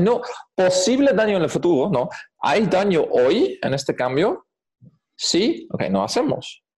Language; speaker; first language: Spanish; non-native, fluent; Dutch